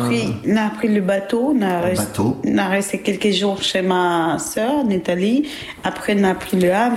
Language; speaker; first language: French; non-native, learner; Albanian